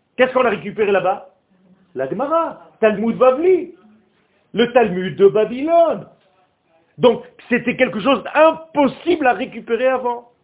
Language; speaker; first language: French; non-native, fluent; Hebrew